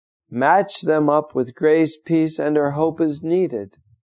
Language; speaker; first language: English; native; English